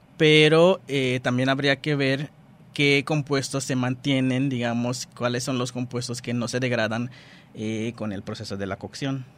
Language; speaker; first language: Spanish; non-native, fluent; Dutch